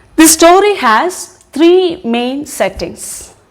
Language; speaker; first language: English; non-native, local second language; Malayalam